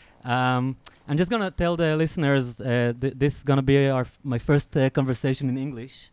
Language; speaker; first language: English; non-native, fluent; Hebrew